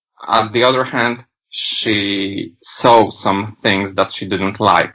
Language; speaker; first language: English; non-native, fluent; Polish